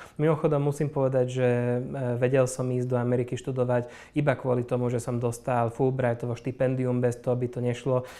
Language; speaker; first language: Slovak; non-native, local second language; Hungarian